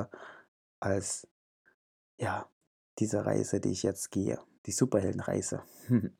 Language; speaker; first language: German; non-native, fluent; Indonesian